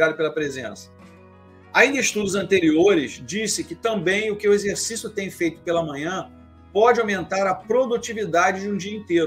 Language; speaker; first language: Portuguese; native; Portuguese